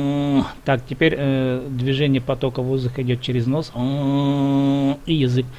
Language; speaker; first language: Russian; native; Russian